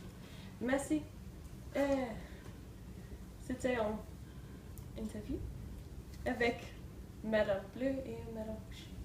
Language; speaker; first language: French; non-native, learner; Danish